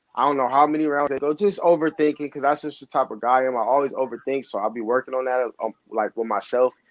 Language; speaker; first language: English; native; English